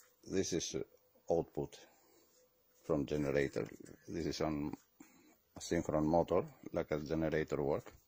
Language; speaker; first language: English; non-native, learner; Greek